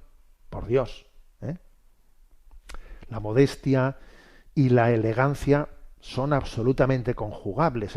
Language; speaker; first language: Spanish; native; Spanish